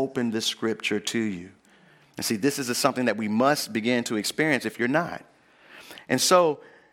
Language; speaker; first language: English; native; English